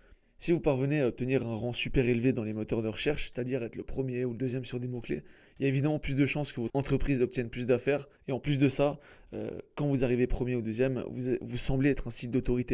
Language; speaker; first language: French; native; French